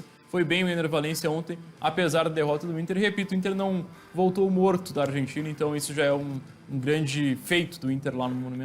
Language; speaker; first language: Portuguese; native; Portuguese